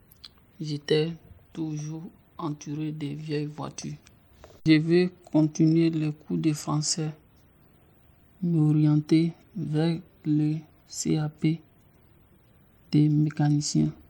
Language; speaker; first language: French; non-native, learner; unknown